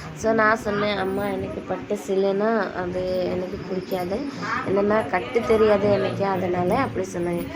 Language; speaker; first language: Tamil; non-native, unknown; Assamese